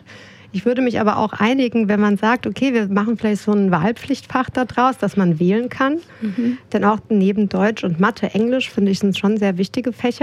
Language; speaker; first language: German; native; German